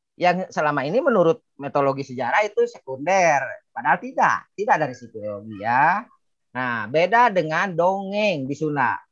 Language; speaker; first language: Indonesian; non-native, local second language; Sundanese